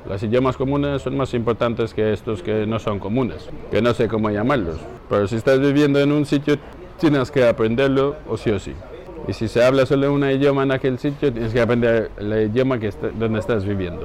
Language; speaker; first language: Spanish; non-native, fluent; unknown